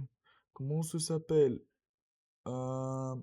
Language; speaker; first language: French; non-native, learner; Russian